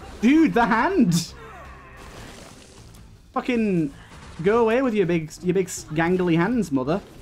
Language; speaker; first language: English; native; English